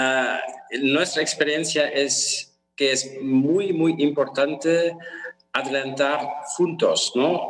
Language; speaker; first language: Spanish; non-native, fluent; German